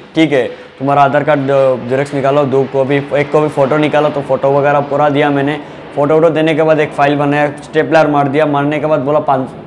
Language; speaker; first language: Hindi; non-native, local second language; Bangla